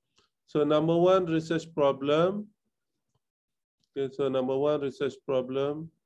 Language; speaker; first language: English; non-native, local second language; Malay